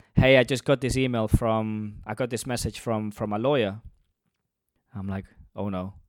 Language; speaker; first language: English; non-native, fluent; Spanish